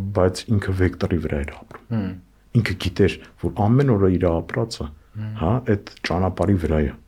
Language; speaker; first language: Armenian; native; Armenian